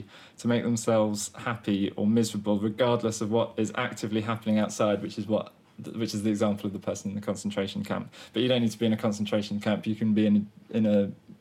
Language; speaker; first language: English; native; English